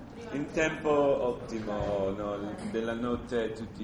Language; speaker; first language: Italian; non-native, learner; English